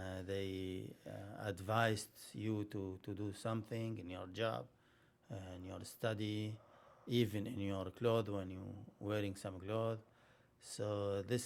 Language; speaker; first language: English; non-native, learner; Arabic